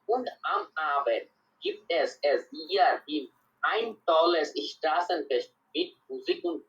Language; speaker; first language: German; non-native, learner; Bangla